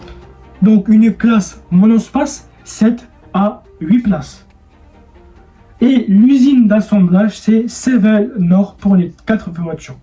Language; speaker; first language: French; native; French